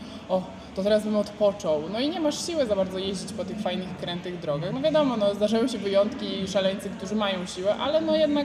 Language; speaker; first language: Polish; native; Polish